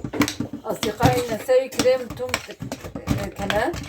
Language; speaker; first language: Arabic; native; Arabic